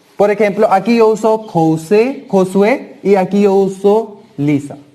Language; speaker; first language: Spanish; non-native, learner; Hindi